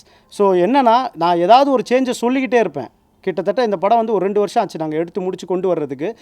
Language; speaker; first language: Tamil; native; Tamil